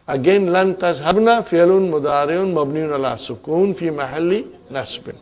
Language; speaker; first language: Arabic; non-native, fluent; Urdu